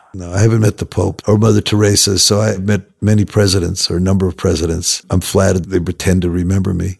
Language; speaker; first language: English; native; English